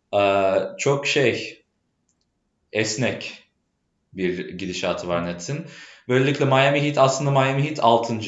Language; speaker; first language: Turkish; early bilingual, heritage; Turkish